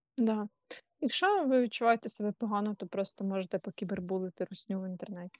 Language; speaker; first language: Ukrainian; non-native, local second language; Russian